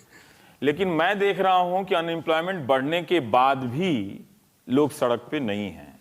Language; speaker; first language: Hindi; native; Hindi